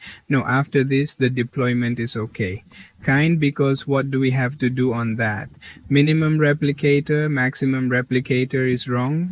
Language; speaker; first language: English; non-native, learner; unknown